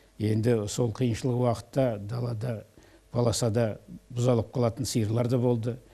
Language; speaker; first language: Kazakh; native; Kazakh